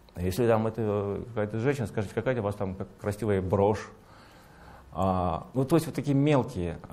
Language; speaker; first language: Russian; native; Russian